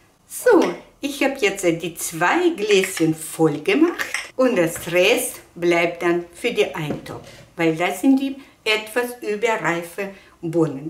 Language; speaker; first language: German; non-native, fluent; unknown